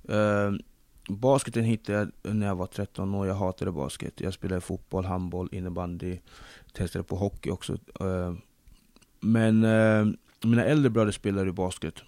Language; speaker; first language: Swedish; early bilingual, other home language; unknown